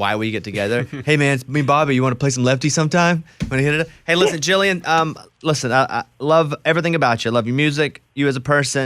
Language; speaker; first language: English; native; English